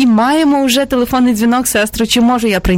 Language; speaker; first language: Ukrainian; native; Ukrainian